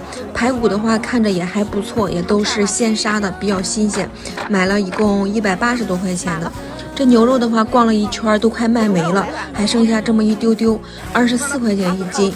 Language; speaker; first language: Chinese; native; Chinese